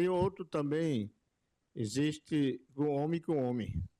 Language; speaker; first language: Portuguese; non-native, local second language; Yanomámi